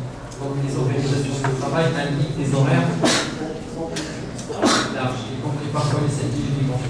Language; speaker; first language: French; non-native, local second language; Arabic